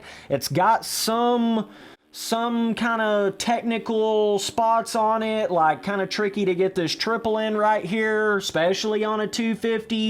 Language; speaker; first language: English; native; English